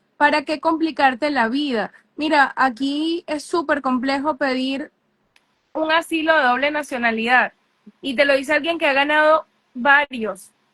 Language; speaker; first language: Spanish; native; Spanish